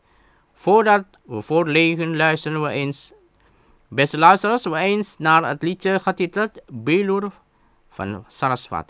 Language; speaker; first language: Dutch; non-native, learner; Indonesian